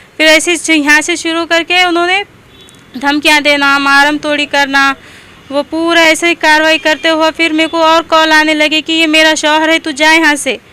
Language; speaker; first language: Hindi; native; Hindi